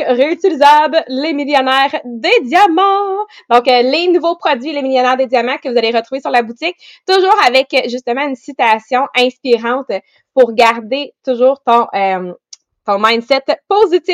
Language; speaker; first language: French; native; French